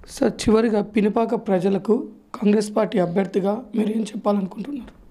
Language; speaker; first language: Telugu; native; Telugu